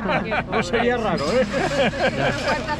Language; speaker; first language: Spanish; native; Spanish